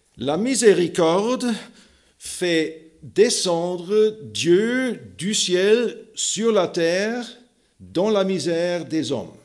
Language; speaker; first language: French; non-native, fluent; German